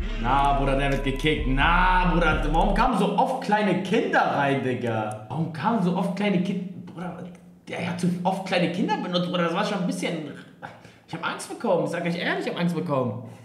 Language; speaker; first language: German; native; German